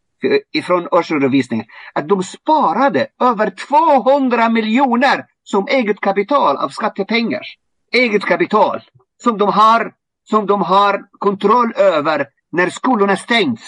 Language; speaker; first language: Swedish; non-native, fluent; Arabic